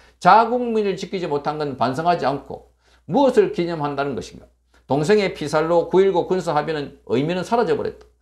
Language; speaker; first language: Korean; native; Korean